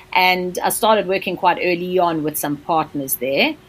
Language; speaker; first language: English; native; English